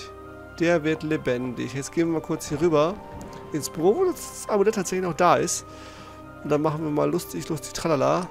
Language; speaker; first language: German; native; German